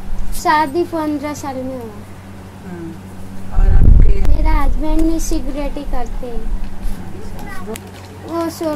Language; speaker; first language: Hindi; non-native, learner; Nepali